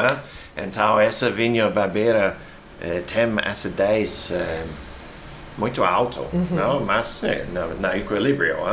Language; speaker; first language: Portuguese; non-native, learner; English